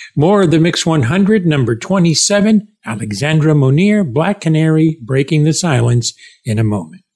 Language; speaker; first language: English; early bilingual, other home language; Spanish